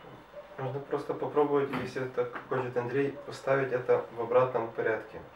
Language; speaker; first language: Russian; native; Russian